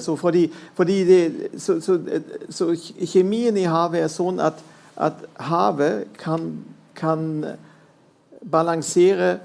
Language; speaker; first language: Norwegian; non-native, fluent; German